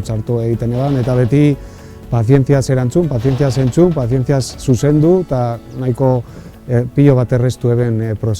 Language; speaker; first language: Basque; non-native, local second language; Spanish